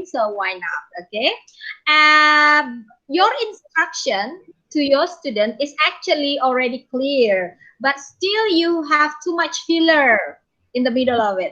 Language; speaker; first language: English; non-native, fluent; Indonesian